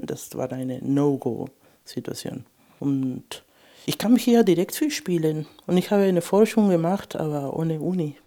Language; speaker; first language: German; non-native, fluent; Spanish